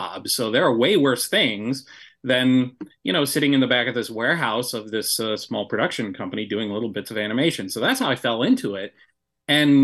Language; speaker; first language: English; native; English